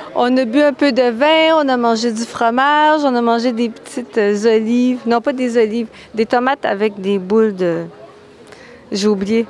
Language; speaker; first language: French; native; French